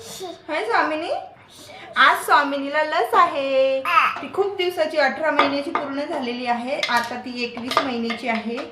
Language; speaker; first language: Marathi; non-native, local second language; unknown